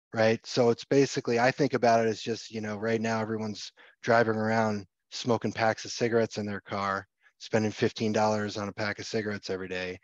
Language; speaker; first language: English; native; English